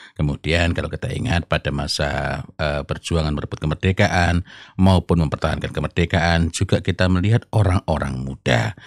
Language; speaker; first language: Indonesian; non-native, local second language; Javanese